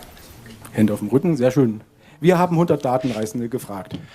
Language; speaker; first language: German; native; German